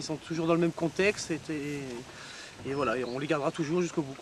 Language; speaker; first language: French; native; French